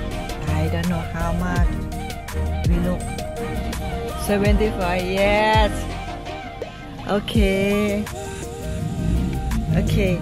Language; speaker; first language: English; non-native, learner; Thai